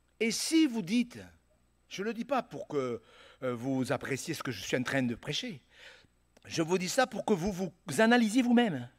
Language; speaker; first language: French; native; French